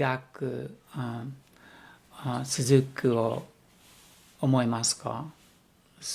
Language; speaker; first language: Japanese; non-native, learner; English